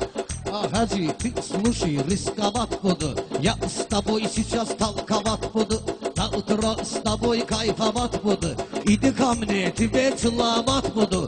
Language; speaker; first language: Russian; non-native, learner; Azerbaijani